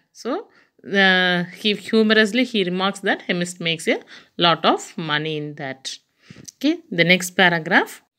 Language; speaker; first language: English; non-native, local second language; Tamil